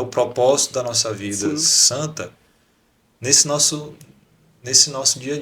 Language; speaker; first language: Portuguese; native; Portuguese